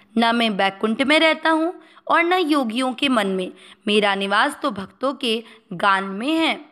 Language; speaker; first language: Hindi; native; Hindi